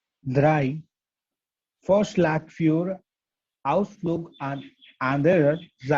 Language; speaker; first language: German; non-native, learner; Gujarati